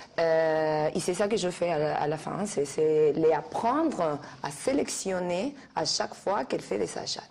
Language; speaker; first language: French; non-native, fluent; Spanish